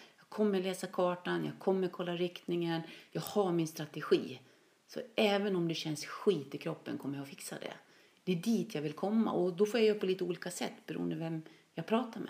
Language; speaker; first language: Swedish; native; Swedish